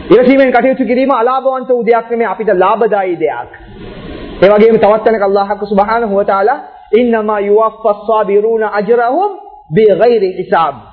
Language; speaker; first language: Sinhala; non-native, local second language; Tamil